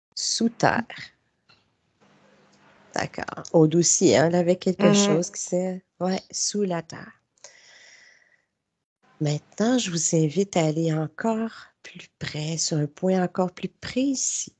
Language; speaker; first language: French; native; French